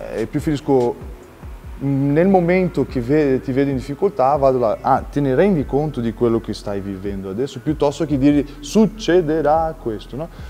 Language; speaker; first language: Italian; non-native, fluent; Portuguese